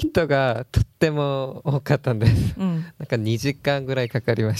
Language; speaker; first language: Japanese; non-native, learner; Korean